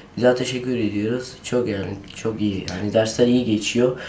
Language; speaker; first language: Turkish; non-native, learner; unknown